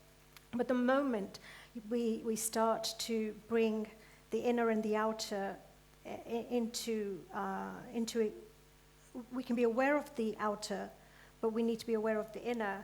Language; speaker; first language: English; early bilingual, other home language; Gujarati